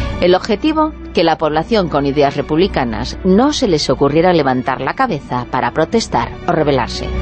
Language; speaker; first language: Spanish; native; Spanish